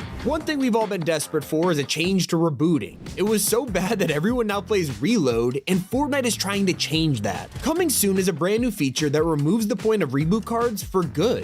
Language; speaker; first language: English; native; English